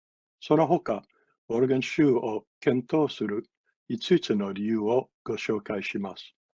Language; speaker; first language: Japanese; non-native, fluent; English